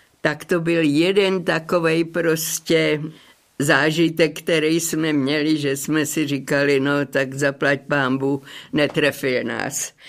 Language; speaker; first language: Czech; native; Czech